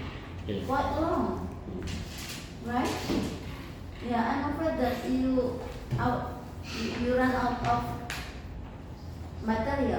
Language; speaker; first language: English; non-native, fluent; Indonesian